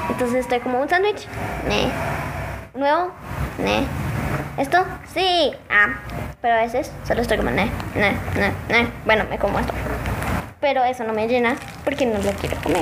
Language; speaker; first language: Spanish; early bilingual, heritage; Spanish